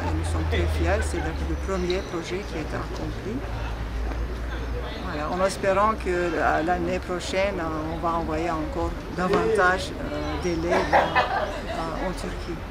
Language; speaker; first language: French; non-native, fluent; Turkish